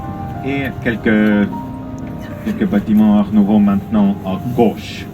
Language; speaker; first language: French; non-native, fluent; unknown